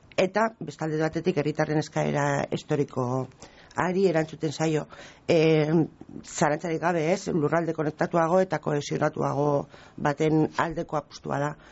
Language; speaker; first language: Basque; non-native, local second language; Spanish